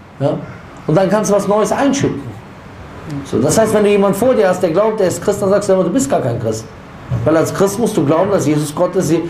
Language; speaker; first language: German; native; German